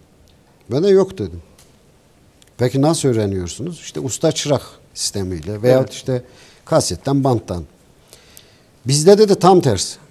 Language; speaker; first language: Turkish; native; Turkish